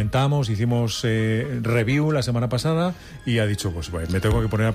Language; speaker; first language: Spanish; native; Spanish